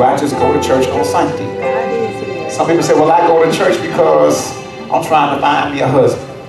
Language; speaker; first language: English; native; English